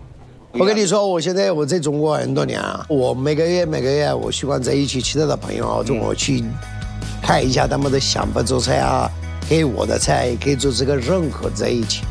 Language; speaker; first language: Chinese; non-native, learner; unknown